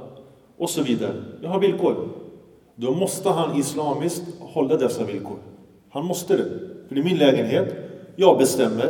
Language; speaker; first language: Swedish; early bilingual, other home language; Arabic